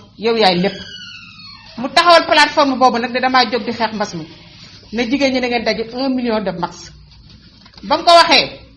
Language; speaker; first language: Wolof; native; Wolof